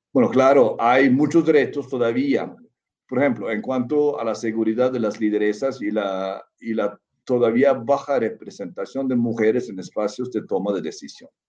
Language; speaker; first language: Spanish; non-native, fluent; Norwegian